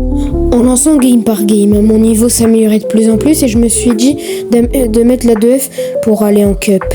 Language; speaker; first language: French; native; French